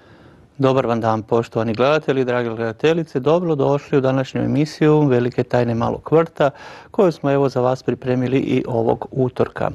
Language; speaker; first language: Croatian; native; Croatian